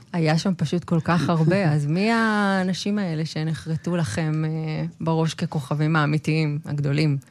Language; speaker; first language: Hebrew; native; Hebrew